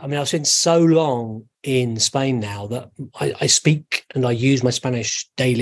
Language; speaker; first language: English; native; English